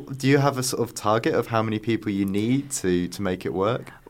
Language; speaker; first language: English; native; English